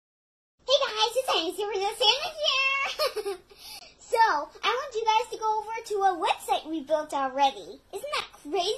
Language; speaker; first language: English; native; English